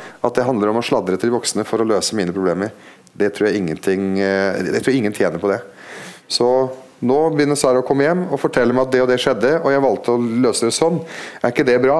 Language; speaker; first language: Norwegian; non-native, fluent; Arabic